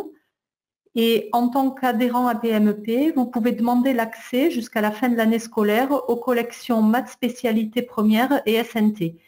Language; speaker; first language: French; native; French